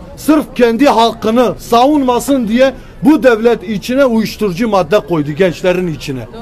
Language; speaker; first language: Turkish; non-native, local second language; Kurdish